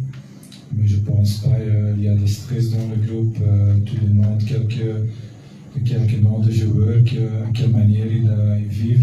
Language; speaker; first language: French; non-native, local second language; Dutch